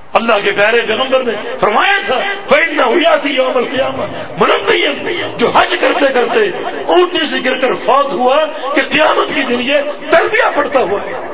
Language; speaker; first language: Urdu; native; Urdu